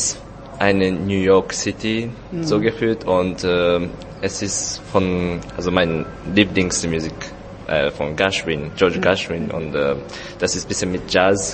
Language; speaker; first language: German; non-native, learner; Japanese